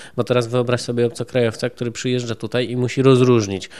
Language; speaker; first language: Polish; native; Polish